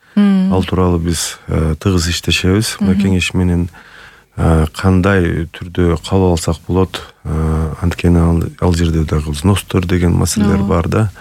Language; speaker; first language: Kyrgyz; native; Kyrgyz